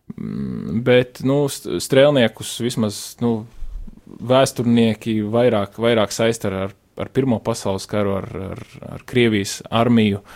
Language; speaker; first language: Latvian; native; Latvian